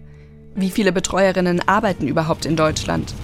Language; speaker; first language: German; native; German